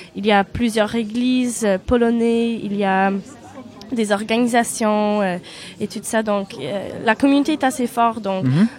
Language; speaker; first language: French; non-native, fluent; Polish